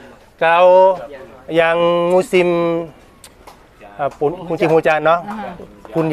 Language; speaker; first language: Indonesian; non-native, learner; Thai